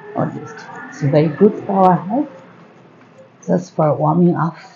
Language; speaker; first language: English; non-native, local second language; Assamese